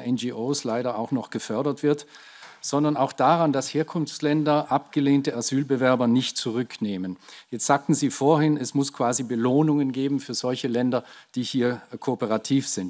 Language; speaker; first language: German; native; German